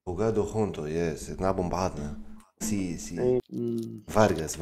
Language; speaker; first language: Spanish; non-native, learner; Arabic